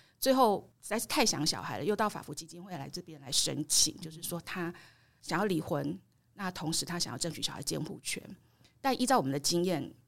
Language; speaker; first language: Chinese; native; Chinese